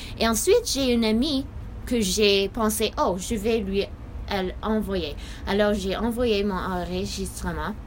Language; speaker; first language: French; non-native, learner; English